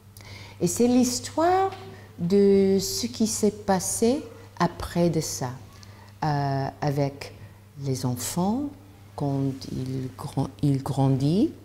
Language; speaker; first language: French; non-native, learner; English